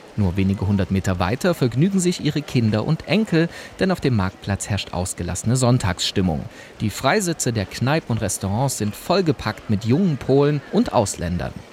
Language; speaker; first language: German; native; German